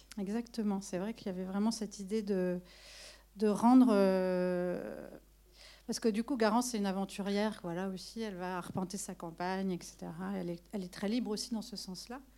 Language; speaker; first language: French; native; French